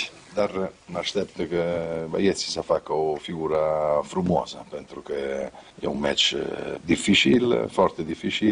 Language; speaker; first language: Romanian; non-native, fluent; Italian